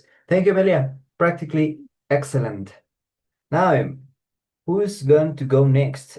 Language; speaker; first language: English; non-native, fluent; Spanish